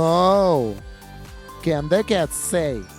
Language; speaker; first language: English; non-native, fluent; Russian